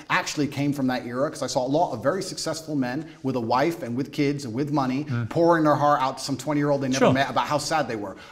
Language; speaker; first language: English; native; English